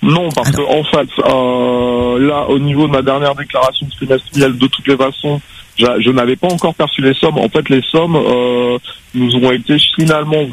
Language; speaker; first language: French; native; French